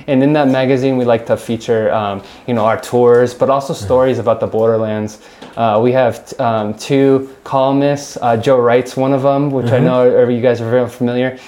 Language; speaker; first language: English; native; English